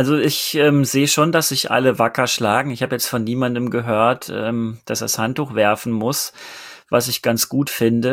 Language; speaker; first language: German; native; German